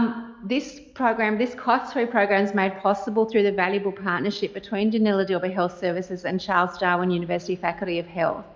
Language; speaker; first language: English; native; English